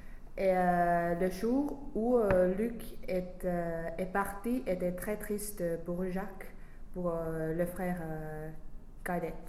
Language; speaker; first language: French; non-native, fluent; English